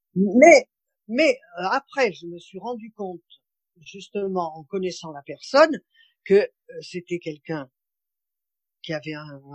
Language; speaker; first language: French; native; French